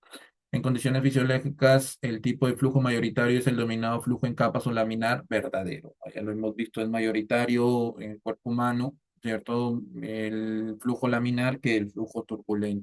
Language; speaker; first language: Spanish; native; Spanish